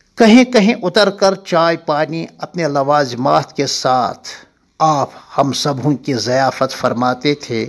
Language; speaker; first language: Urdu; non-native, local second language; Kashmiri